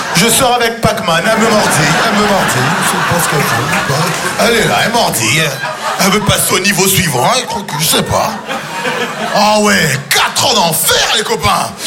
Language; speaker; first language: French; native; French